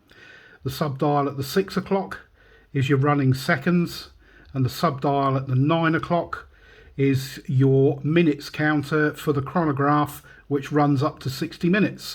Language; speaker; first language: English; native; English